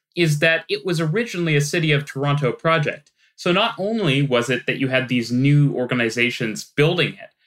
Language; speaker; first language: English; native; English